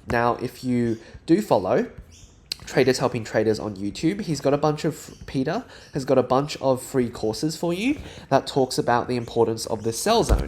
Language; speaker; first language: English; native; English